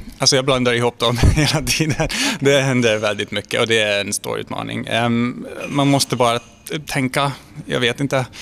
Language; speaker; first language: Swedish; non-native, fluent; Romanian